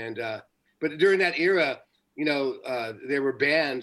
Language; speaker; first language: English; native; English